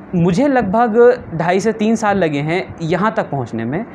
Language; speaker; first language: Hindi; native; Hindi